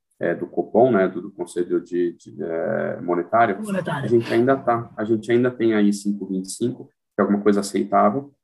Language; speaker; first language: Portuguese; native; Portuguese